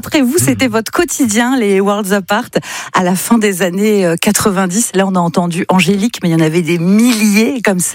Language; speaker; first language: French; native; French